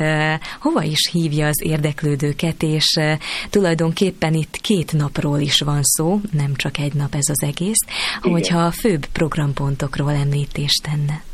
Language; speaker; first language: Hungarian; native; Hungarian